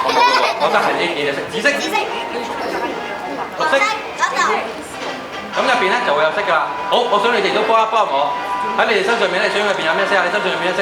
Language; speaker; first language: Cantonese; native; Cantonese